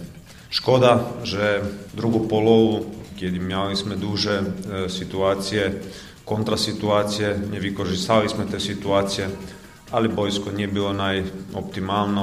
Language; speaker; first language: Polish; non-native, fluent; Croatian